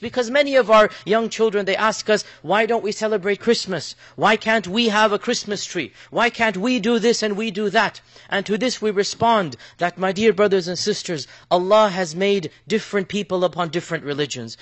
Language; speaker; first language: English; native; English